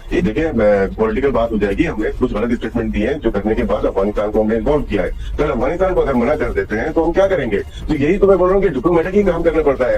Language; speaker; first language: Urdu; native; Urdu